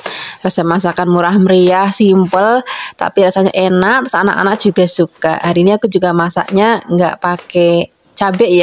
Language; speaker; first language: Indonesian; native; Indonesian